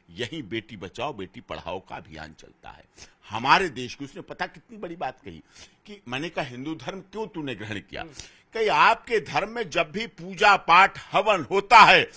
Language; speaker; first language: Hindi; native; Hindi